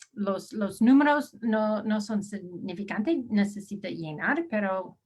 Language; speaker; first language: Spanish; non-native, learner; English